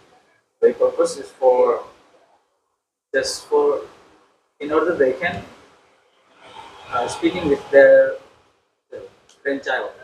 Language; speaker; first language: English; non-native, local second language; Indonesian